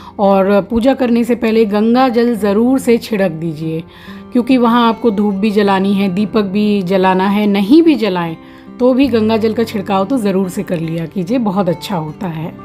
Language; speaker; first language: Hindi; native; Hindi